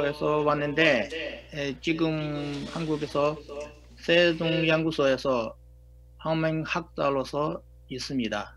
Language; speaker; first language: Korean; non-native, fluent; Chinese